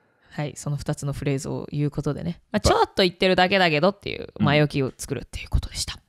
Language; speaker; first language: Japanese; native; Japanese